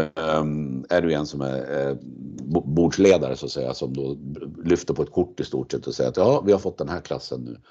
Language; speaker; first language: Swedish; native; Swedish